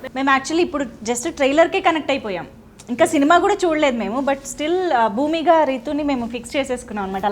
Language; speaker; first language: Telugu; native; Telugu